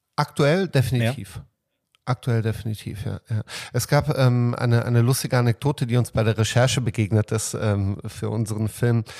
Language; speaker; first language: German; early bilingual, other home language; Serbian